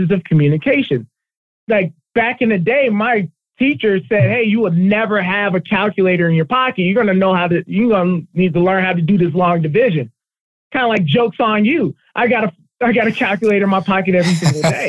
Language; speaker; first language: English; native; English